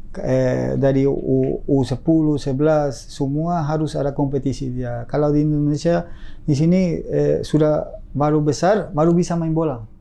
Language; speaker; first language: Indonesian; non-native, fluent; Spanish